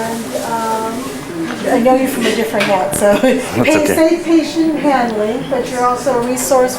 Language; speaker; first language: English; native; English